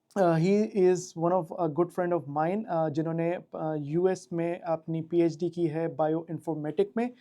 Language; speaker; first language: Urdu; native; Urdu